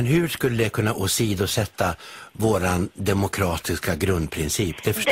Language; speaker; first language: Swedish; native; Swedish